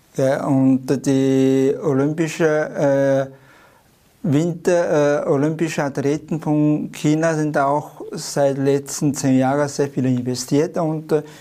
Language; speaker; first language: German; non-native, fluent; Chinese